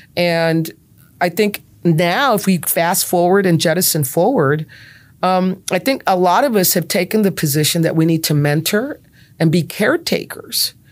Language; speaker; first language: English; native; English